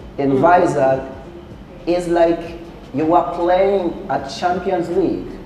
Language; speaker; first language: English; non-native, fluent; Portuguese